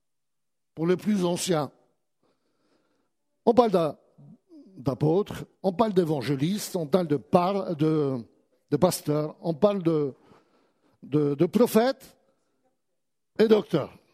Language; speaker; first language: French; native; French